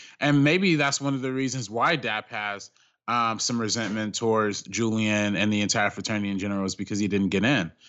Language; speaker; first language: English; native; English